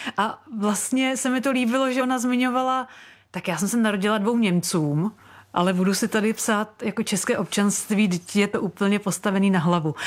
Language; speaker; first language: Czech; native; Czech